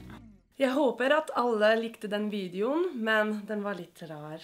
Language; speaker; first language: Norwegian; early bilingual, other home language; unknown